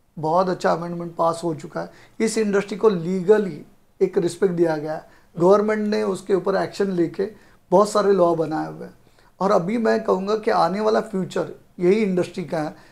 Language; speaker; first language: Hindi; non-native, local second language; Marathi